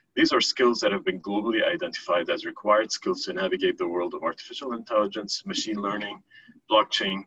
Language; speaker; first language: English; non-native, fluent; Arabic